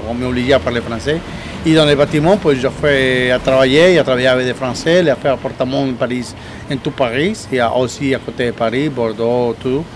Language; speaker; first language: French; non-native, learner; Spanish